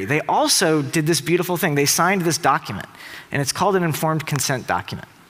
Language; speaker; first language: English; native; English